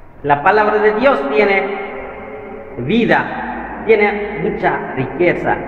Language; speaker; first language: Spanish; non-native, fluent; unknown